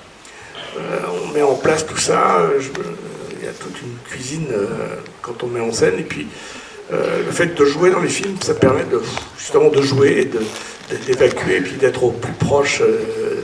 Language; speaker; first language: French; native; French